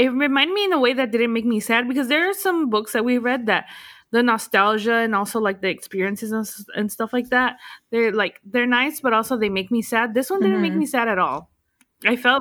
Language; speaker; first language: English; early bilingual, other home language; Spanish